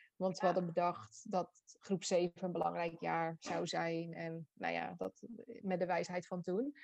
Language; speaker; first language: Dutch; native; Dutch